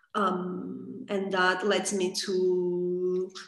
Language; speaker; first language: English; non-native, fluent; Catalan